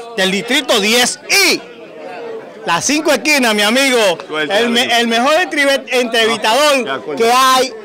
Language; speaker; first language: Spanish; native; Spanish